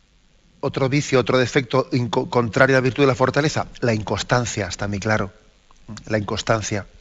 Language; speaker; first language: Spanish; native; Spanish